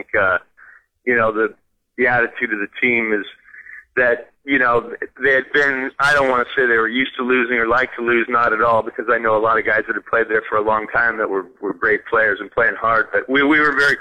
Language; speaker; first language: English; native; English